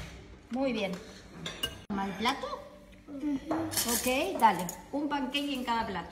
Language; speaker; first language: Spanish; native; Spanish